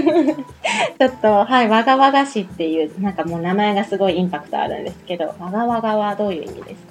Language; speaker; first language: Japanese; native; Japanese